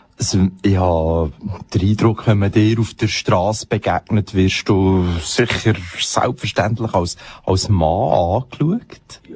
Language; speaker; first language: German; native; German